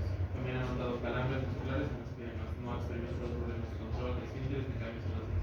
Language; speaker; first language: Spanish; native; Spanish